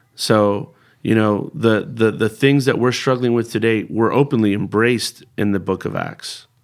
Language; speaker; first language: English; early bilingual, other home language; Spanish